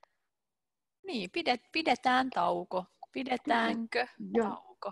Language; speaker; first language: Finnish; native; Finnish